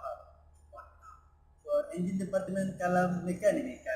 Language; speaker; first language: English; non-native, learner; Indonesian